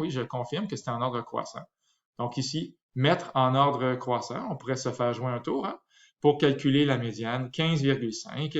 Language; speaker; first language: French; native; French